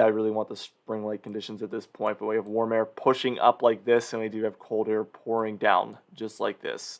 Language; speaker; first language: English; native; English